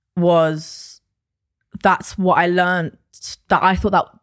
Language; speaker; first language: English; native; English